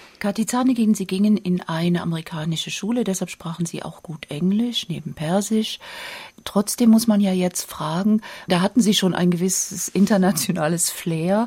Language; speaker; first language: German; native; German